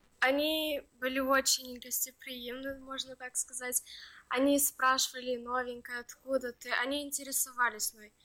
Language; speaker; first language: Russian; early bilingual, other home language; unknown